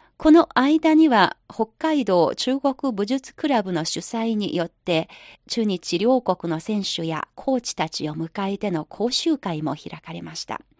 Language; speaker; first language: Japanese; non-native, fluent; Chinese